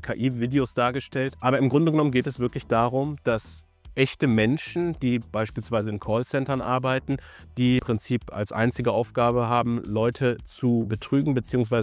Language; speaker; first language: German; native; German